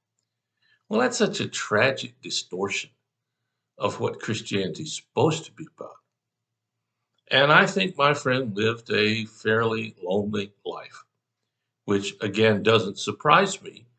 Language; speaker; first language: English; native; English